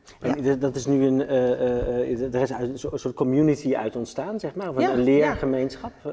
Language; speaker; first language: Dutch; native; Dutch